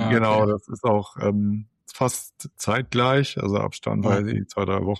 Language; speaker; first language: German; native; German